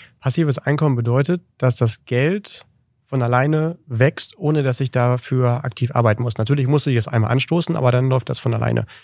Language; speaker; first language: German; native; German